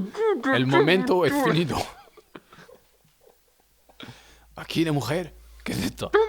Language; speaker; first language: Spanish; non-native, learner; French